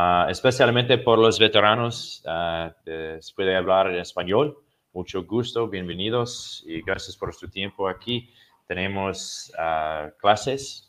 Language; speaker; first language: Spanish; non-native, learner; English